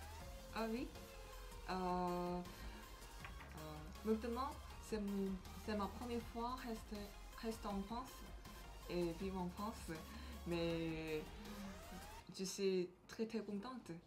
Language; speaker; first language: French; non-native, learner; Korean